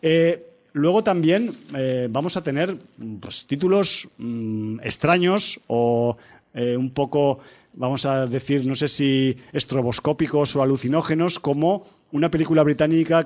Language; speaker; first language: Spanish; native; Spanish